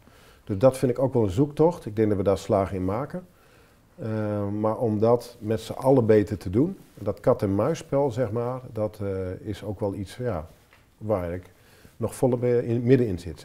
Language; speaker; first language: Dutch; native; Dutch